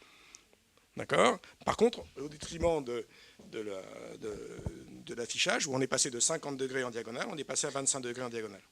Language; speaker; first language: French; native; French